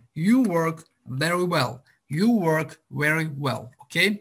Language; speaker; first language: English; non-native, fluent; Azerbaijani